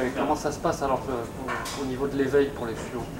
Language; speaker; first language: French; native; French